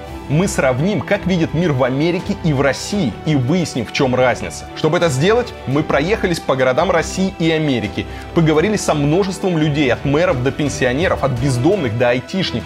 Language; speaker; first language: Russian; native; Russian